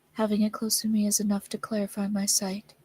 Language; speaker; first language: English; native; English